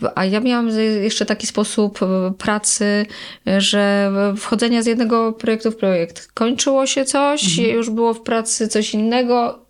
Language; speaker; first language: Polish; native; Polish